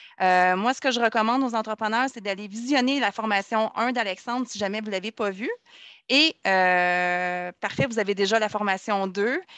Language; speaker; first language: French; native; French